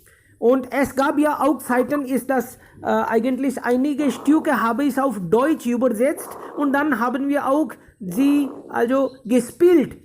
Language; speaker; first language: German; non-native, fluent; Hindi